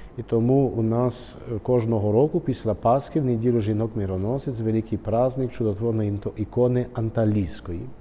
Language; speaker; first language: Ukrainian; early bilingual, heritage; Ukrainian